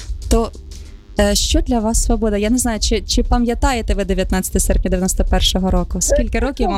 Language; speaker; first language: Ukrainian; native; Ukrainian